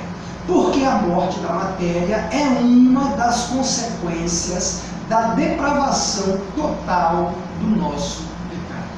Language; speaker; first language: Portuguese; native; Portuguese